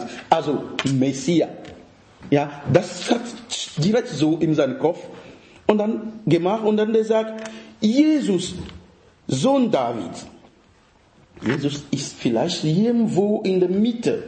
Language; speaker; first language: German; non-native, fluent; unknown